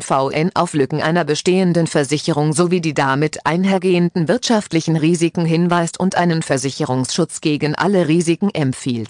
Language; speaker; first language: German; native; German